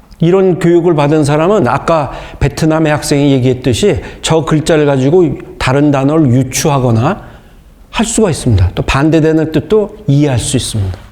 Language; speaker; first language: Korean; native; Korean